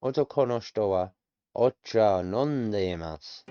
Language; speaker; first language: Japanese; non-native, learner; English